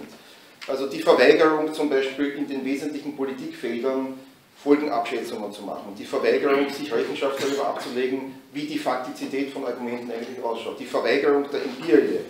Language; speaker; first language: German; native; German